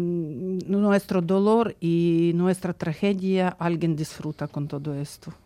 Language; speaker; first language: Spanish; non-native, learner; Ukrainian